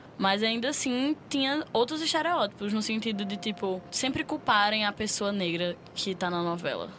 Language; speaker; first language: Portuguese; native; Portuguese